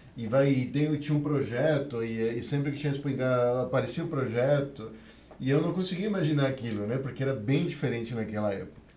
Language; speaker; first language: Portuguese; non-native, fluent; Spanish